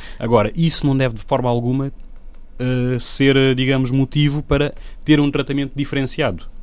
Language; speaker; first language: Portuguese; non-native, local second language; Upper Guinea Crioulo